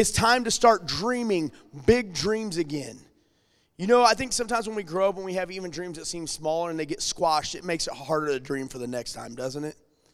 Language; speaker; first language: English; native; English